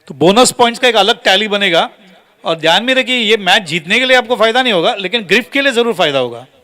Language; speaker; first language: Hindi; non-native, local second language; Marathi